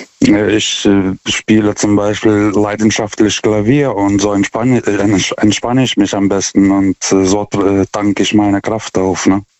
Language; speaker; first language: German; non-native, fluent; Lithuanian